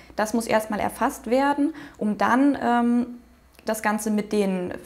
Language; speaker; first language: German; native; German